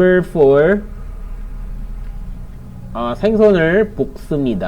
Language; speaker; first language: Korean; non-native, learner; Filipino